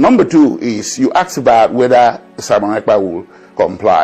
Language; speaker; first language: English; non-native, local second language; Igbo